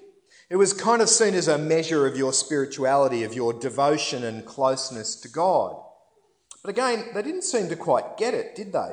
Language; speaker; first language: English; native; English